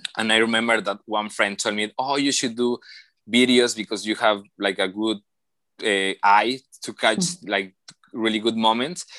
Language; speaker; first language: English; non-native, learner; Spanish